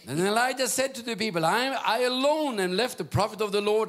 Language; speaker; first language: English; non-native, fluent; Norwegian